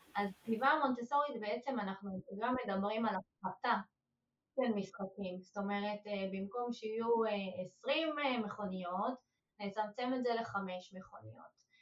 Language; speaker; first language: Hebrew; native; Hebrew